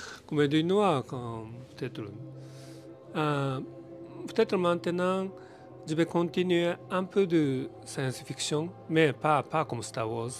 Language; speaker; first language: French; non-native, learner; Japanese